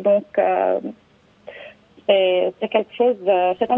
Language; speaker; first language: French; non-native, local second language; Arabic